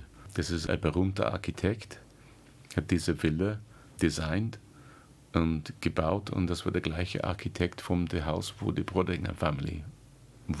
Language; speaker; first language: German; non-native, learner; English